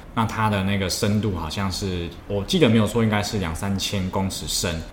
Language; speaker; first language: Chinese; native; Chinese